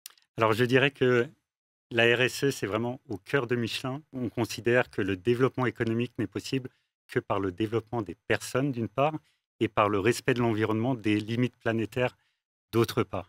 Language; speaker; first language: French; native; French